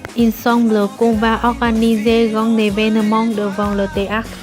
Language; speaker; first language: French; non-native, learner; Vietnamese